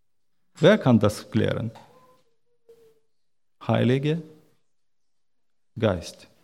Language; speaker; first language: German; non-native, learner; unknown